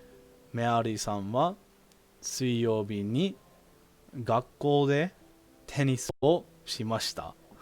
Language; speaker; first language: Japanese; non-native, learner; English